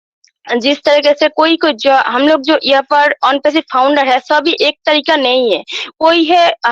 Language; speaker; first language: Hindi; non-native, local second language; Bangla